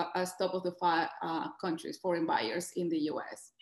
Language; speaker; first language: English; non-native, fluent; Spanish